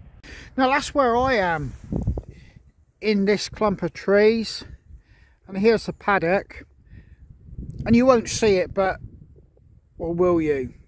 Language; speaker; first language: English; native; English